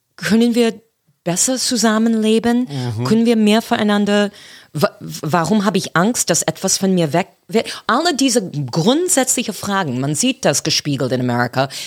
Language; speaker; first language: German; non-native, fluent; English